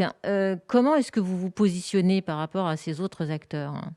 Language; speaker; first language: French; native; French